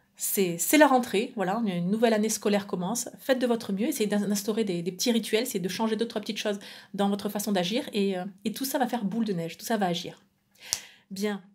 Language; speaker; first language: French; native; French